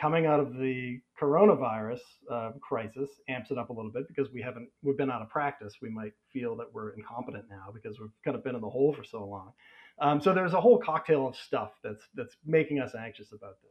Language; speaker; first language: English; native; English